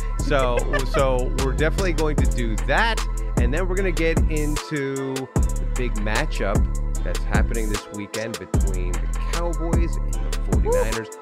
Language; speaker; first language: English; native; English